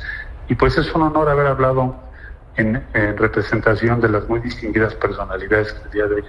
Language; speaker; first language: Spanish; native; Spanish